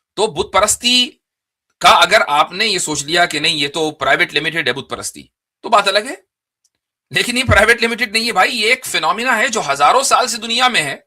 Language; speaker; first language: Urdu; native; Urdu